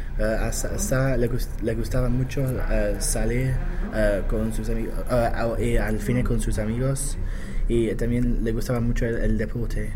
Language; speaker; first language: Spanish; non-native, learner; English